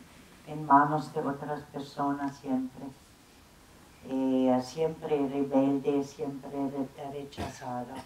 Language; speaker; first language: Spanish; non-native, fluent; German